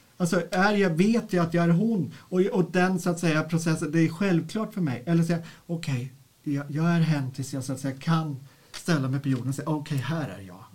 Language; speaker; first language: Swedish; native; Swedish